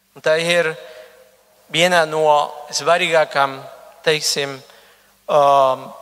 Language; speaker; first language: Latvian; non-native, fluent; Spanish